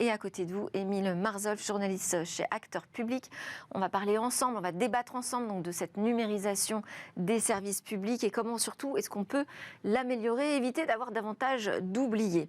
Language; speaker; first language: French; native; French